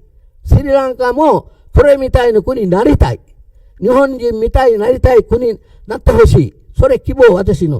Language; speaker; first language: Japanese; non-native, learner; Sinhala